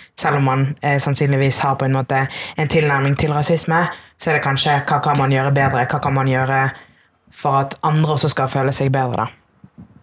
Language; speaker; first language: Norwegian; early bilingual, other home language; Tamil